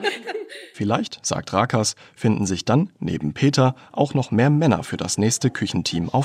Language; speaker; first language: German; native; German